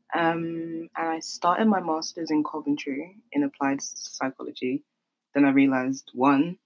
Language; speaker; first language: English; native; English